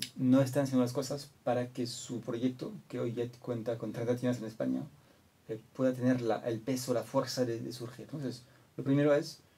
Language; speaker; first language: Spanish; non-native, fluent; French